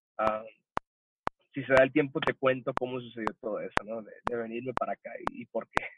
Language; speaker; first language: Spanish; early bilingual, heritage; Spanish